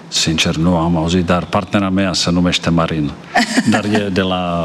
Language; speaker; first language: Romanian; non-native, fluent; Czech